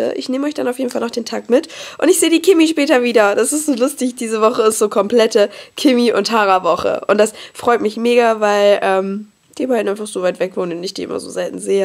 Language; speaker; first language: German; native; German